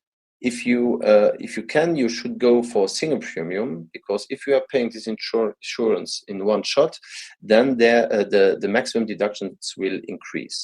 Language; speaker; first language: English; non-native, fluent; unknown